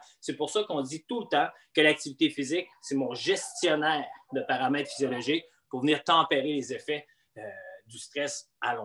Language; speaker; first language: French; native; French